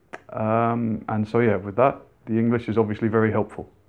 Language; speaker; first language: English; native; English